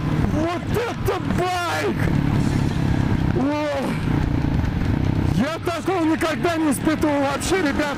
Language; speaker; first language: Russian; native; Russian